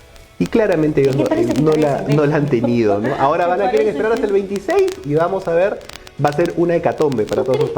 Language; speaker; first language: Spanish; native; Spanish